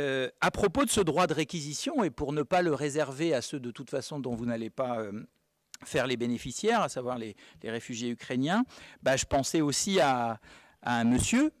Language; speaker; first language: French; native; French